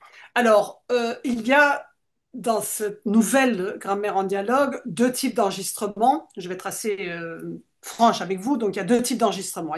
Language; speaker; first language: French; native; French